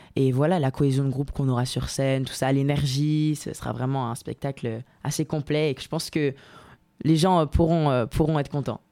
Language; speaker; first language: French; native; French